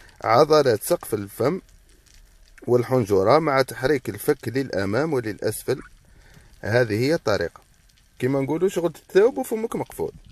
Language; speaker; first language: Arabic; native; Arabic